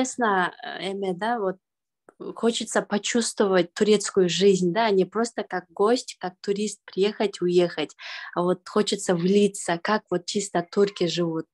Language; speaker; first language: Russian; non-native, local second language; Kyrgyz